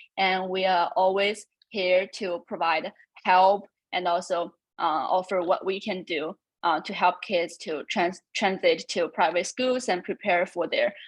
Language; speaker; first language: English; non-native, fluent; Chinese